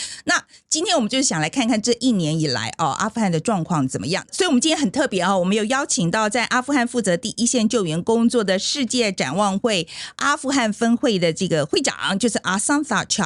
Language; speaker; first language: Chinese; native; Chinese